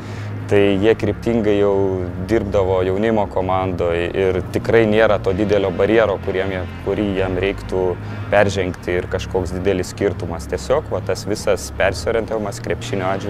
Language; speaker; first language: Lithuanian; native; Lithuanian